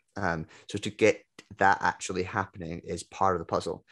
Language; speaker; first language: English; native; English